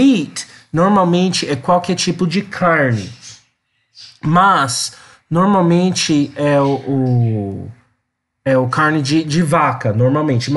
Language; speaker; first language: Portuguese; non-native, learner; English